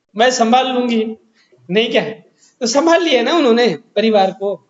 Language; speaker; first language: Hindi; non-native, local second language; Marathi